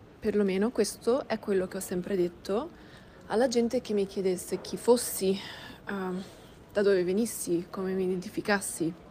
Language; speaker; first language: Italian; early bilingual, other home language; Russian